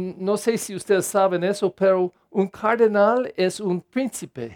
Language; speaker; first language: Spanish; non-native, fluent; English